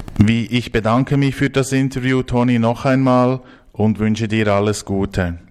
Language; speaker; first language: German; native; German